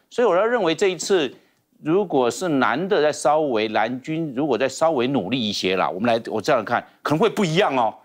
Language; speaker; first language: Chinese; native; Chinese